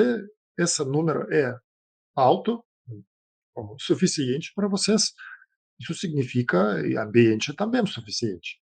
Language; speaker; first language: Portuguese; non-native, fluent; Russian